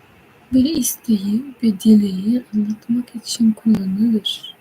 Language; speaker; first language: Turkish; non-native, learner; English